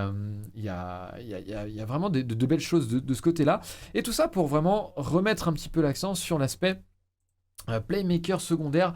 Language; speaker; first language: French; native; French